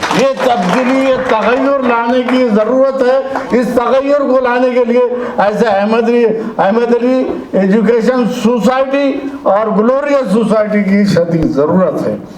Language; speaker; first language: Urdu; native; Urdu